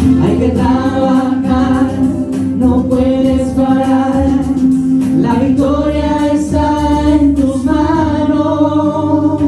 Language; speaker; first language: Spanish; native; Spanish